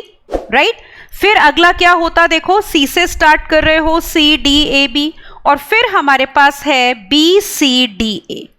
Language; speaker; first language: Hindi; native; Hindi